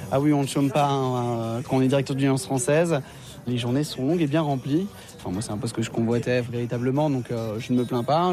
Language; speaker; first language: French; native; French